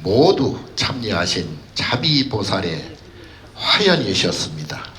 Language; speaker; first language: Korean; native; Korean